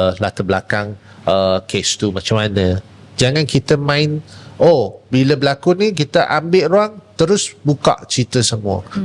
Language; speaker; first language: Malay; non-native, local second language; Chinese